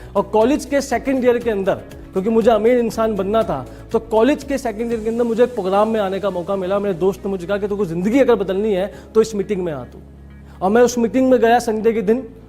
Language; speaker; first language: Hindi; native; Hindi